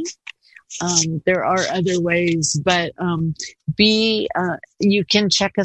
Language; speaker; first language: English; native; English